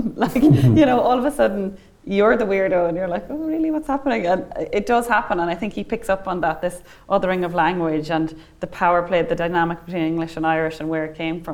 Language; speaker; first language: English; native; English